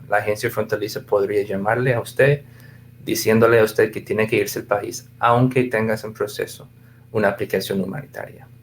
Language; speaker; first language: Spanish; non-native, fluent; English